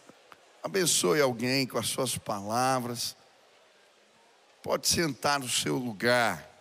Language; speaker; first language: Portuguese; native; Portuguese